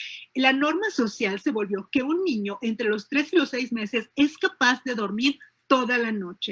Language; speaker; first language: Spanish; native; Spanish